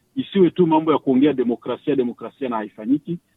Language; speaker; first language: Swahili; native; Swahili